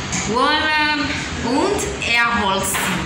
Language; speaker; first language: German; non-native, learner; English